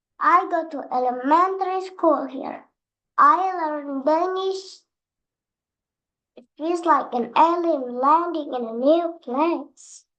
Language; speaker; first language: English; non-native, learner; Indonesian